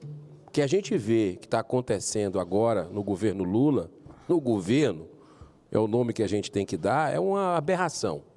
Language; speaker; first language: Portuguese; native; Portuguese